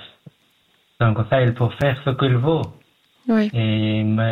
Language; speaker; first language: French; non-native, learner; Pashto